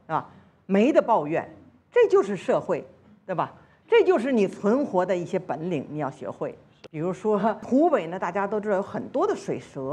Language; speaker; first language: Chinese; native; Chinese